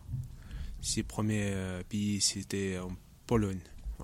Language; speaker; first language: French; non-native, learner; Chechen